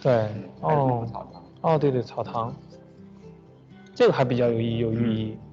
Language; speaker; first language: Chinese; native; Chinese